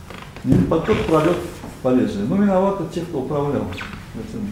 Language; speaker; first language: Russian; native; Russian